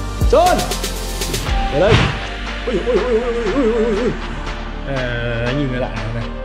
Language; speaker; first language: Vietnamese; native; Vietnamese